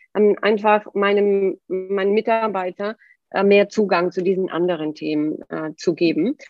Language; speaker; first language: German; non-native, fluent; Bulgarian